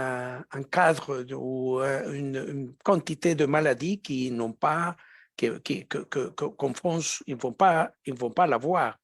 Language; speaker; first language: French; non-native, fluent; Spanish